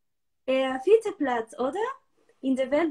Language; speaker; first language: German; non-native, learner; Spanish